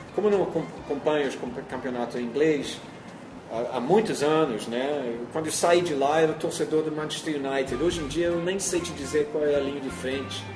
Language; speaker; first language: Portuguese; non-native, fluent; English